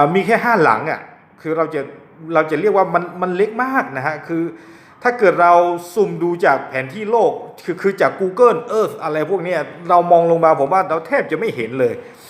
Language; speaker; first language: Thai; non-native, local second language; S'gaw Karen